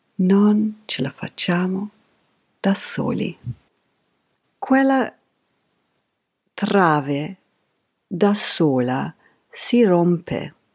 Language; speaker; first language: Italian; non-native, fluent; English